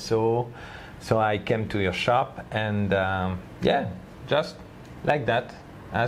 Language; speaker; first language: English; non-native, learner; French